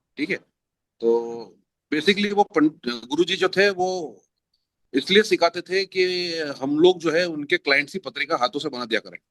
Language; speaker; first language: Hindi; native; Hindi